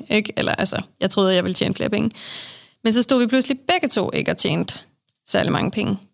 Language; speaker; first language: Danish; native; Danish